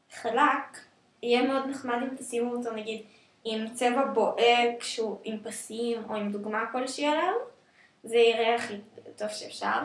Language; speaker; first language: Hebrew; native; Hebrew